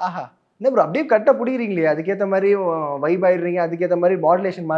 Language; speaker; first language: Tamil; native; Tamil